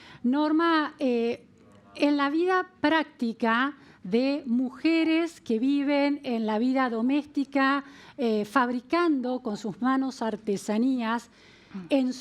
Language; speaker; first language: Spanish; native; Spanish